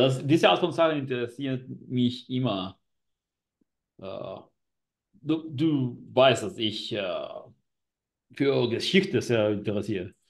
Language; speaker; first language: German; non-native, learner; Spanish